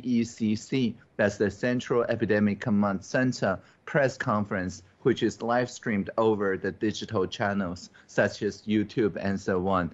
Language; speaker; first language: English; non-native, fluent; Chinese